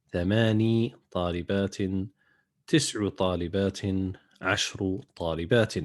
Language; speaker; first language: Arabic; non-native, fluent; English